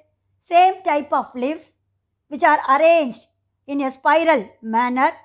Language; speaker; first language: English; non-native, local second language; Tamil